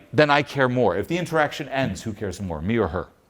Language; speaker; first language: English; non-native, fluent; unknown